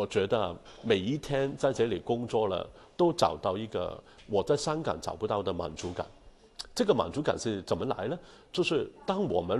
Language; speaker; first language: Chinese; non-native, local second language; Cantonese